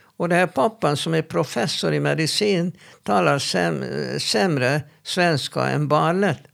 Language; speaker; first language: Swedish; non-native, fluent; Hebrew